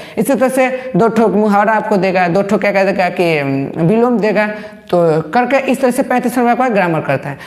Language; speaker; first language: Hindi; native; Hindi